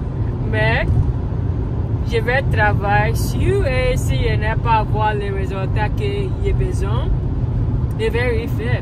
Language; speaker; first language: French; non-native, learner; English